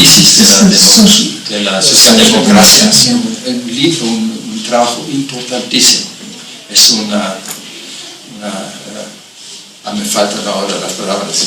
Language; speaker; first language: Spanish; non-native, fluent; German